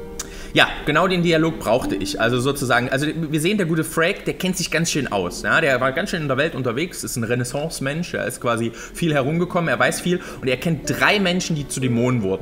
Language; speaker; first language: German; native; German